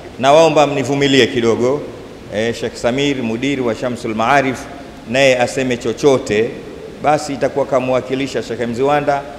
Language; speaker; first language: Swahili; native; Swahili